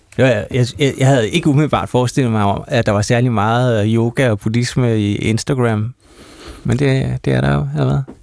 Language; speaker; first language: Danish; native; Danish